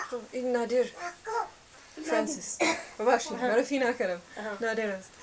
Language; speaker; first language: Persian; non-native, fluent; English